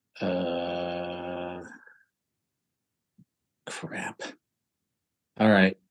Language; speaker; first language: English; native; English